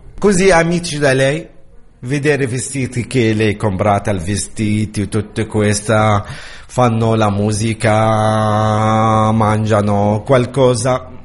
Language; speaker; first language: Italian; non-native, learner; Arabic